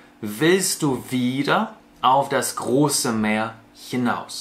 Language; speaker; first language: German; non-native, fluent; Russian